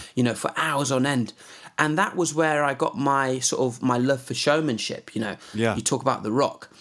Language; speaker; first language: English; native; English